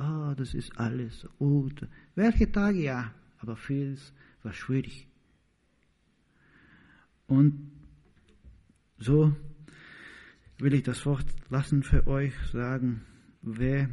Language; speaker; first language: German; non-native, learner; Portuguese